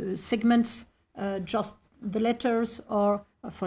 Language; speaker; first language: English; non-native, fluent; French